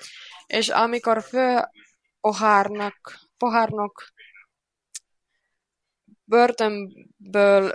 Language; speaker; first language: Hungarian; non-native, learner; Finnish